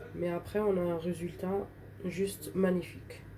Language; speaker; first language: French; non-native, local second language; Arabic